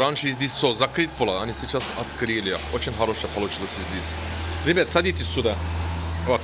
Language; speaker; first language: Russian; non-native, learner; Turkish